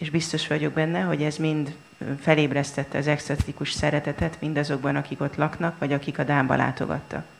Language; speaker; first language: Hungarian; native; Hungarian